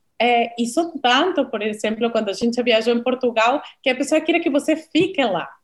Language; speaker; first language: Portuguese; non-native, fluent; Spanish